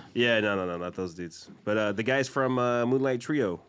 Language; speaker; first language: English; native; English